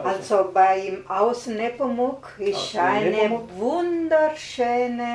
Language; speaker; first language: German; non-native, learner; Italian